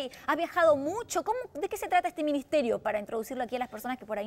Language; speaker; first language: Spanish; native; Spanish